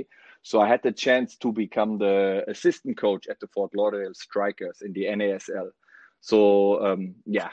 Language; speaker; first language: English; non-native, fluent; German